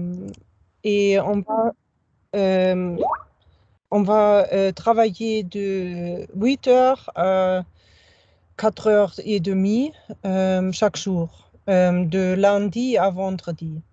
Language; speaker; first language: French; non-native, fluent; German